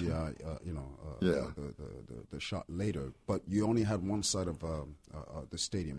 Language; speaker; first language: English; non-native, fluent; French